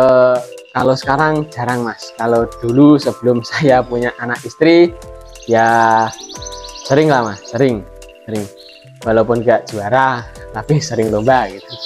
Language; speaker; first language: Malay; non-native, local second language; Javanese